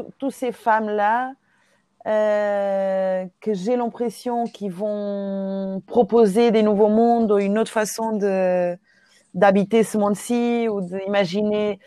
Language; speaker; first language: French; non-native, fluent; Portuguese